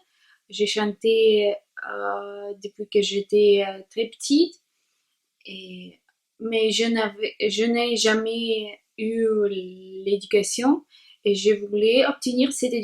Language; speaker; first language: French; non-native, learner; Russian